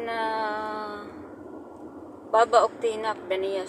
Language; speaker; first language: Arabic; non-native, learner; Filipino